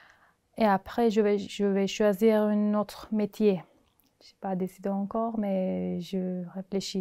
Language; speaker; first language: French; non-native, learner; Turkish